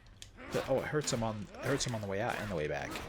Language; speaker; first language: English; native; English